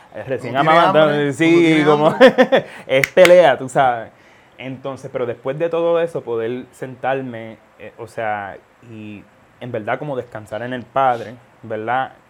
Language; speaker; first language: Spanish; early bilingual, heritage; Spanish